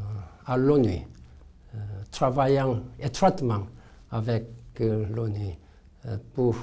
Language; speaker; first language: French; non-native, learner; Korean